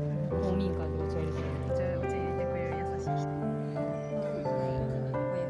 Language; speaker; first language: Japanese; native; Japanese